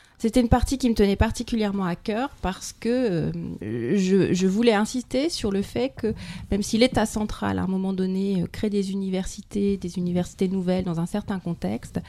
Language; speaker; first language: French; native; French